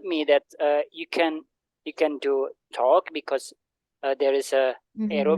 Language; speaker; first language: English; non-native, learner; Indonesian